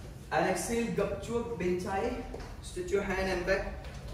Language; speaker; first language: English; non-native, local second language; Hindi